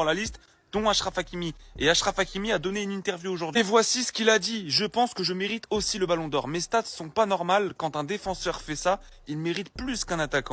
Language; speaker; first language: French; native; French